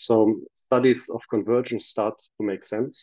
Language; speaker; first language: English; non-native, fluent; German